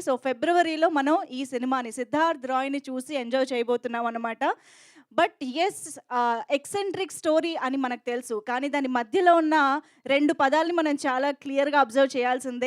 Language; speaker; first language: Telugu; native; Telugu